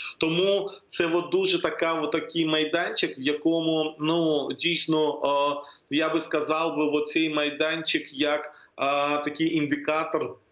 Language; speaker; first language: Ukrainian; non-native, local second language; Crimean Tatar